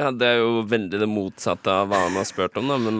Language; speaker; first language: Norwegian; native; Norwegian